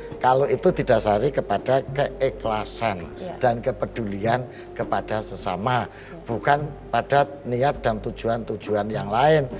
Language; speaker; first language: Indonesian; non-native, local second language; Javanese